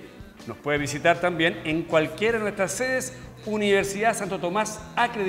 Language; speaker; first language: Spanish; native; Spanish